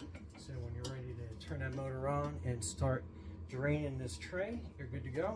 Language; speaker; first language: English; native; English